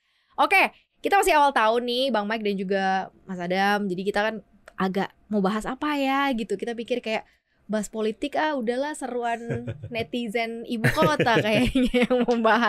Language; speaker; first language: Indonesian; native; Indonesian